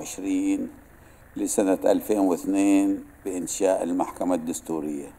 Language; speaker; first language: Arabic; native; Arabic